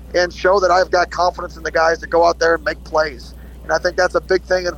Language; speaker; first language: English; native; English